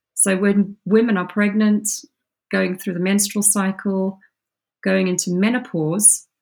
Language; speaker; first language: English; native; English